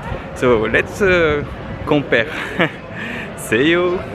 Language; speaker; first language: English; non-native, learner; French